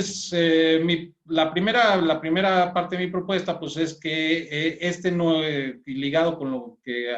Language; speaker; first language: Spanish; native; Spanish